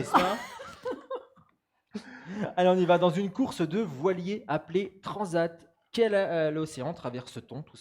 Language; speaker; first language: French; native; French